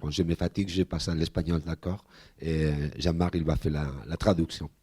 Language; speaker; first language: French; non-native, fluent; Spanish